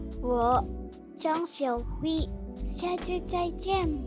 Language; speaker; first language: Chinese; non-native, learner; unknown